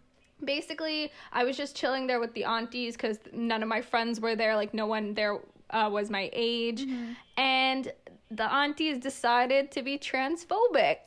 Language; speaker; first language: English; early bilingual, other home language; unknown